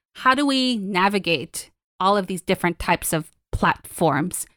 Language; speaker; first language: English; non-native, local second language; Filipino